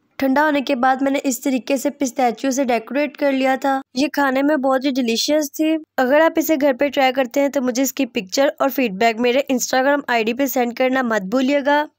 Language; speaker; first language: Urdu; native; Urdu